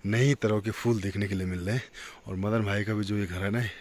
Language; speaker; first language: Hindi; native; Hindi